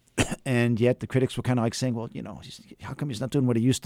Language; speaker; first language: English; native; English